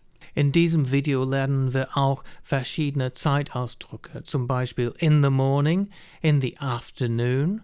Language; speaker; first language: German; non-native, fluent; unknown